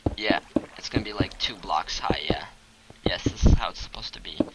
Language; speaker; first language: English; non-native, fluent; Russian